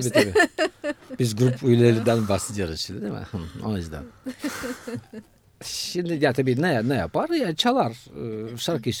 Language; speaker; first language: Turkish; non-native, fluent; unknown